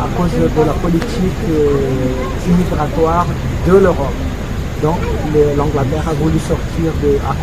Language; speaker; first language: French; non-native, fluent; Portuguese